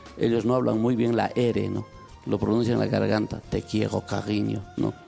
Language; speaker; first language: Spanish; non-native, local second language; Quechua